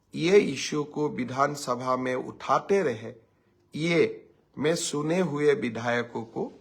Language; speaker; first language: Hindi; non-native, local second language; Assamese